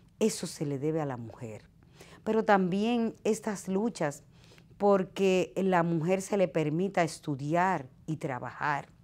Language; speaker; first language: Spanish; native; Spanish